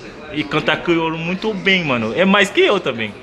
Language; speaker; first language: Portuguese; non-native, fluent; Haitian Creole